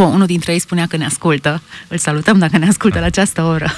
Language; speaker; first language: Romanian; native; Romanian